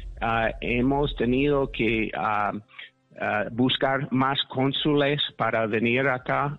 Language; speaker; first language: Spanish; non-native, fluent; English